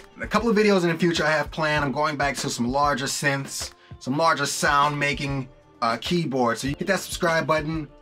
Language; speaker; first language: English; native; English